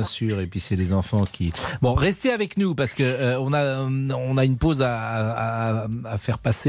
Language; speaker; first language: French; native; French